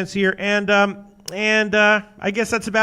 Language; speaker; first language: English; native; English